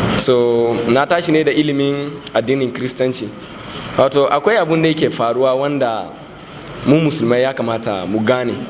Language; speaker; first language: Hausa; non-native, local second language; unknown